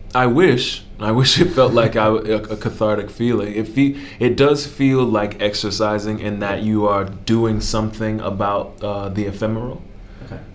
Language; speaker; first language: English; native; English